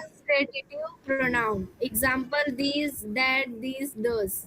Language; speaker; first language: English; non-native, learner; Hindi